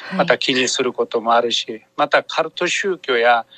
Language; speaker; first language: Japanese; non-native, fluent; Korean